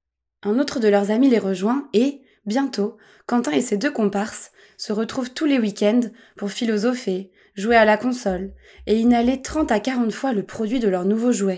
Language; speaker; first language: French; native; French